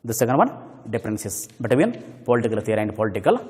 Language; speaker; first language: English; non-native, local second language; Kannada